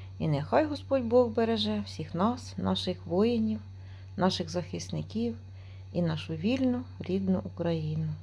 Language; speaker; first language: Ukrainian; native; Ukrainian